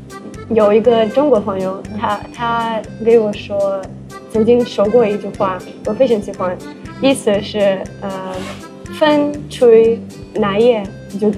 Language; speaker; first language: Chinese; non-native, fluent; Russian